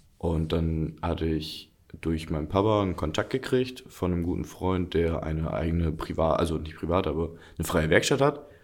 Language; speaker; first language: German; early bilingual, other home language; Russian